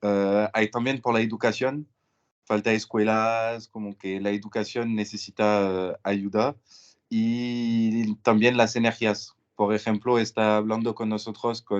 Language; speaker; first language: Spanish; non-native, learner; French